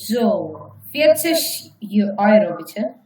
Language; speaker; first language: German; non-native, learner; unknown